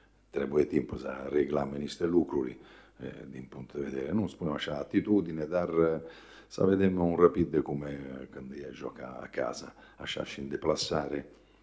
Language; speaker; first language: Romanian; non-native, fluent; Italian